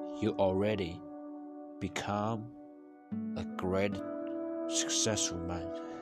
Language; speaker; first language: English; non-native, learner; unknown